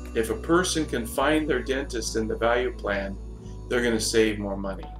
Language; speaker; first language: English; native; English